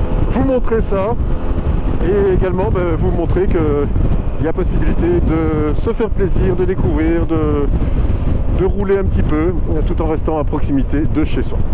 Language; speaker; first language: French; native; French